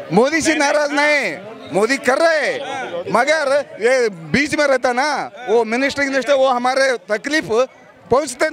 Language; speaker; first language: Hindi; native; Hindi